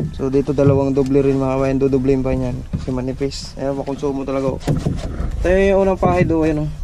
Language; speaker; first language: Filipino; non-native, local second language; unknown